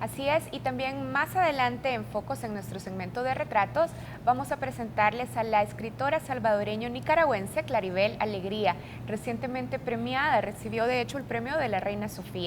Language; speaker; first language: Spanish; native; Spanish